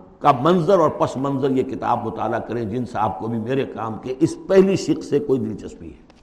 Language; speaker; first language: Urdu; native; Urdu